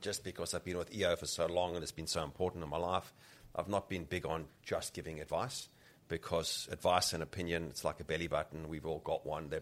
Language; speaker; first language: English; native; English